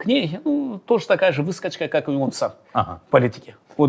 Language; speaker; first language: Russian; non-native, local second language; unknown